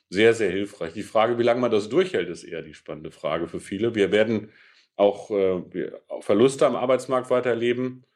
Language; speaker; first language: German; native; German